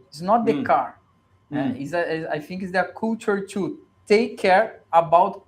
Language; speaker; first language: English; non-native, learner; Portuguese